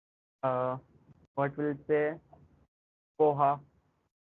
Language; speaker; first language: English; non-native, learner; Hindi